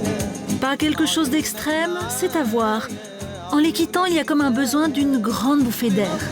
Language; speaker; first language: French; native; French